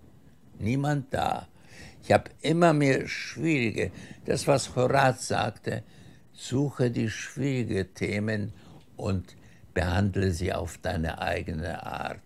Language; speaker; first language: German; early bilingual, heritage; German